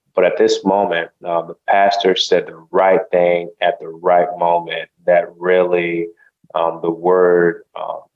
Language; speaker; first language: English; early bilingual, other home language; Haitian Creole